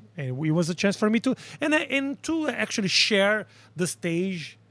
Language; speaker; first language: English; non-native, fluent; Portuguese